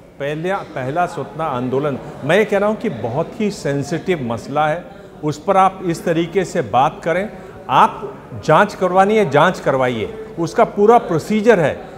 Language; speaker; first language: Hindi; native; Hindi